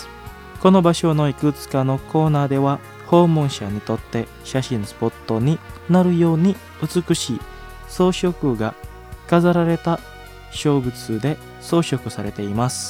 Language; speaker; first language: Japanese; non-native, fluent; Indonesian